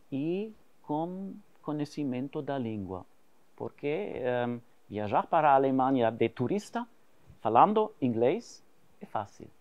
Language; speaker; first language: Portuguese; non-native, fluent; German